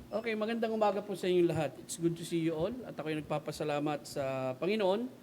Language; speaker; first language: Filipino; native; Filipino